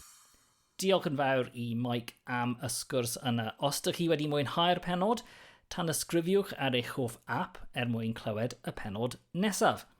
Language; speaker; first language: Welsh; non-native, local second language; English